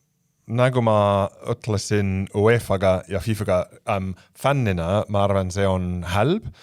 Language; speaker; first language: Estonian; non-native, fluent; English